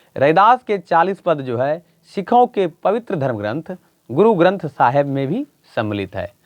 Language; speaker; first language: Hindi; native; Hindi